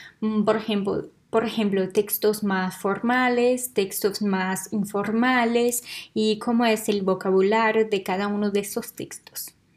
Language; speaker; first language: Spanish; non-native, fluent; Portuguese